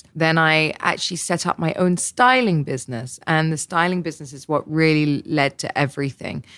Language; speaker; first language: English; native; English